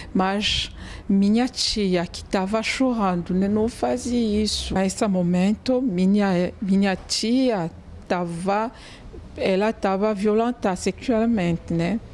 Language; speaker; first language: Portuguese; non-native, learner; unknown